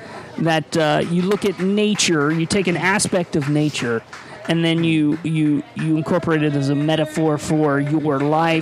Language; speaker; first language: English; native; English